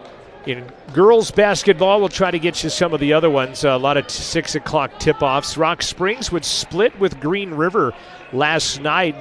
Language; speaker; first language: English; native; English